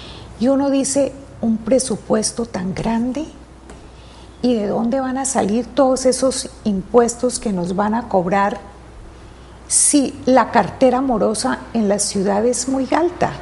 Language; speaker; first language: Spanish; native; Spanish